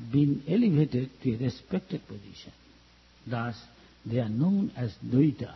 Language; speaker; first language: English; non-native, local second language; Bangla